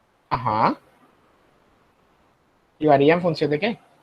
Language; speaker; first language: Spanish; native; Spanish